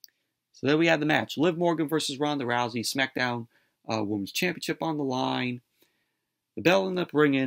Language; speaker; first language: English; native; English